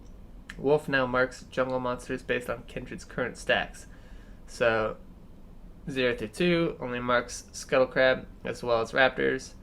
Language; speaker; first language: English; native; English